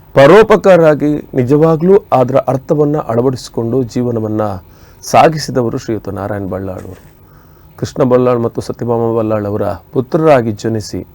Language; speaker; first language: Kannada; native; Kannada